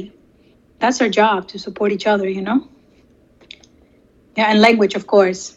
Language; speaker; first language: English; non-native, fluent; Spanish